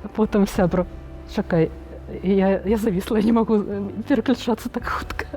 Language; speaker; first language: Belarusian; non-native, local second language; Russian